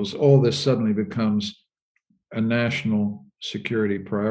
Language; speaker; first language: English; native; English